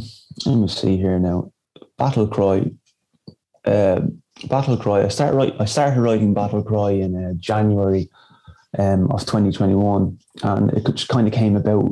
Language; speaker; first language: English; native; English